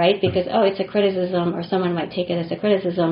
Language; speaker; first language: English; non-native, local second language; Filipino